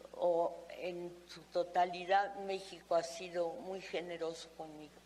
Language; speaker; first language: Spanish; early bilingual, other home language; French